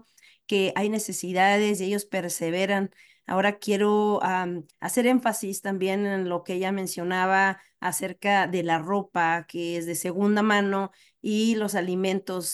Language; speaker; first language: Spanish; native; Spanish